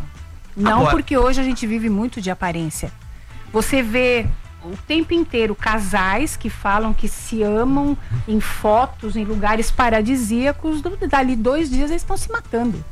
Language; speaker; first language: Portuguese; native; Portuguese